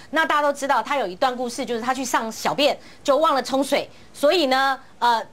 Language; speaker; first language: Chinese; native; Chinese